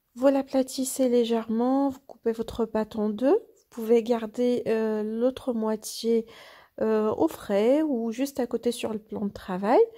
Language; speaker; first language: French; non-native, local second language; Arabic